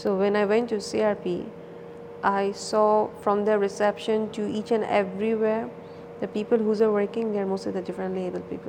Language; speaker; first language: English; non-native, local second language; Bangla